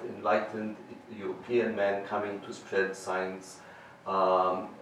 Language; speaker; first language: English; non-native, fluent; Arabic